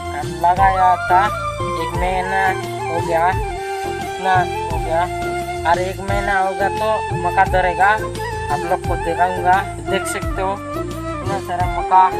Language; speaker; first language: Hindi; non-native, local second language; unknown